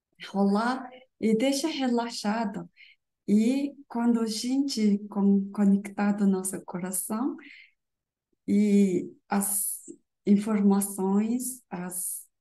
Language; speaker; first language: Portuguese; non-native, learner; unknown